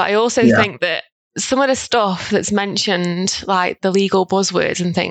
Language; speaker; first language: English; native; English